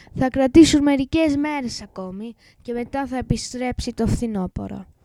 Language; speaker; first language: Greek; non-native, fluent; English